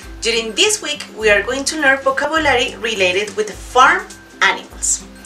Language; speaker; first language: English; non-native, fluent; Spanish